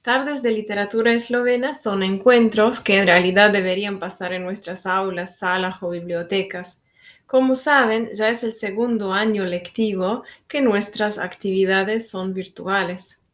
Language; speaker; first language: Spanish; non-native, fluent; Slovenian